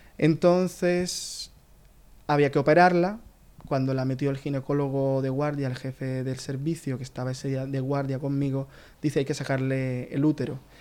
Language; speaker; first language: Spanish; native; Spanish